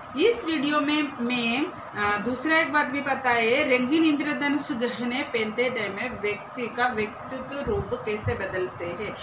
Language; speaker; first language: Hindi; non-native, local second language; Gujarati